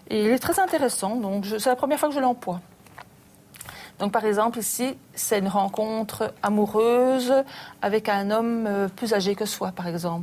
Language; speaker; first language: French; native; French